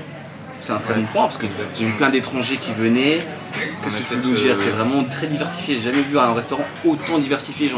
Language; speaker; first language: French; native; French